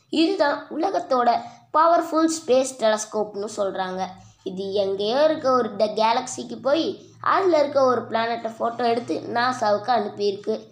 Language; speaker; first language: Tamil; native; Tamil